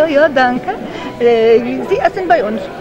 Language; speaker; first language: German; non-native, learner; Polish